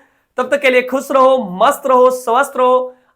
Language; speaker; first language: Hindi; native; Hindi